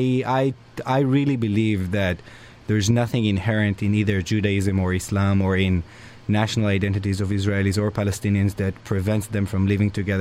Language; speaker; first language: English; non-native, fluent; Hebrew